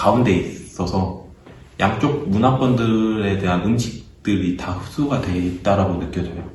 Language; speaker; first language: Korean; native; Korean